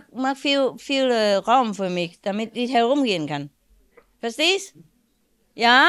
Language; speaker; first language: German; non-native, learner; Vietnamese